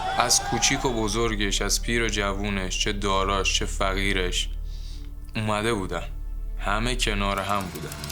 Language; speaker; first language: Persian; native; Persian